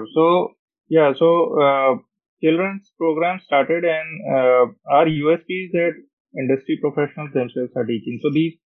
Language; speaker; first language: English; non-native, local second language; Hindi